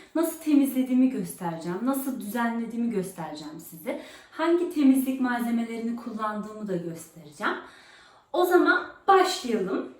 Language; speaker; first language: Turkish; early bilingual, heritage; Turkish